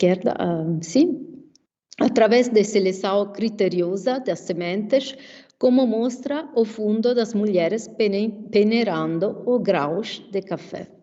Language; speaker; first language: Portuguese; non-native, fluent; Italian